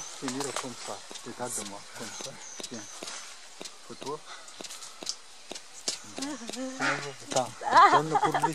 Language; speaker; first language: French; non-native, local second language; Malagasy